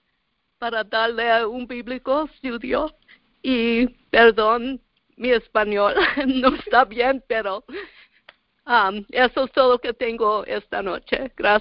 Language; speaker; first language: Spanish; early bilingual, heritage; Spanish